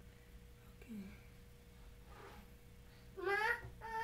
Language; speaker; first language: Spanish; native; Spanish